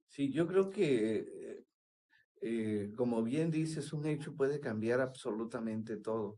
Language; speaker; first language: Spanish; native; Spanish